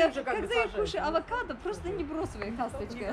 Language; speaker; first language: Russian; non-native, learner; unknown